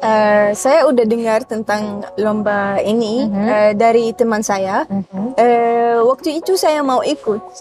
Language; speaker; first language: Indonesian; non-native, learner; Arabic